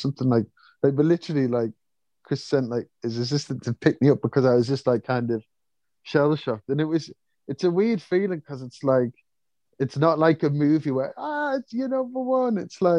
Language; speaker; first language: English; native; English